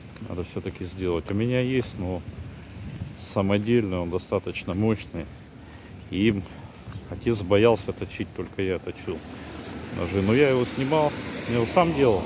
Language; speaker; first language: Russian; native; Russian